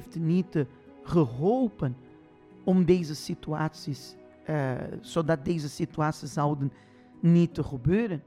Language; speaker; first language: Dutch; non-native, fluent; Portuguese